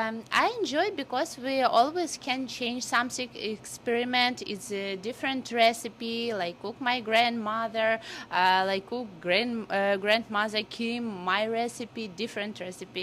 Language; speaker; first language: English; non-native, learner; Ukrainian